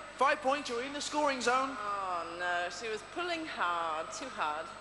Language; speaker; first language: English; native; English